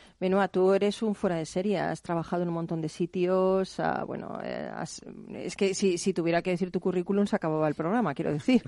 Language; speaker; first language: Spanish; native; Spanish